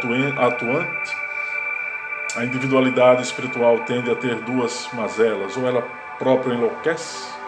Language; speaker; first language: Portuguese; native; Portuguese